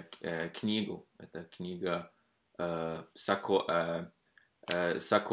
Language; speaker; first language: Russian; non-native, fluent; Norwegian